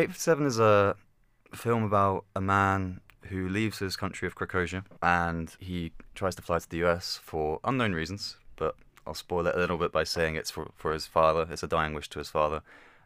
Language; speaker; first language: English; native; English